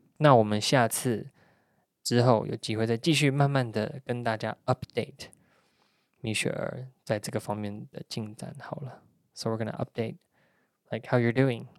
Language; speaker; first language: Chinese; native; Chinese